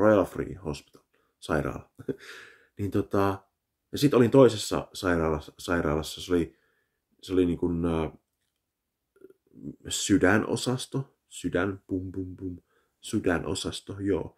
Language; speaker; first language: Finnish; early bilingual, heritage; Finnish